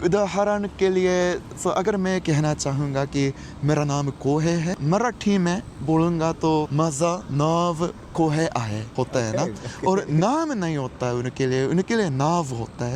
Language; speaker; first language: Hindi; non-native, fluent; Japanese